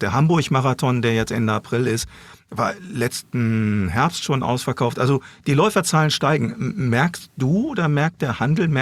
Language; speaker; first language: German; native; German